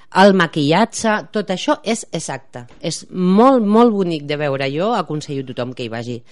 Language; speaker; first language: Catalan; non-native, local second language; Spanish